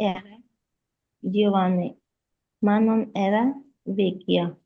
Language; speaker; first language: Italian; non-native, learner; Urdu